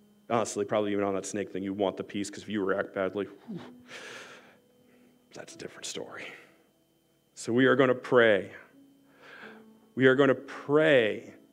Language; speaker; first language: English; native; English